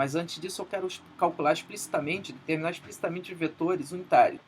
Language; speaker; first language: Portuguese; native; Portuguese